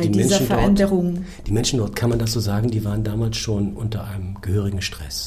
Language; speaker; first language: German; native; German